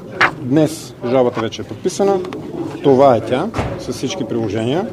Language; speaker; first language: Bulgarian; native; Bulgarian